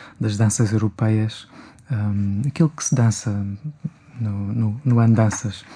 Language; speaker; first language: Portuguese; native; Portuguese